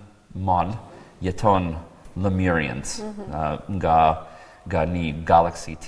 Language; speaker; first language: Albanian; non-native, fluent; English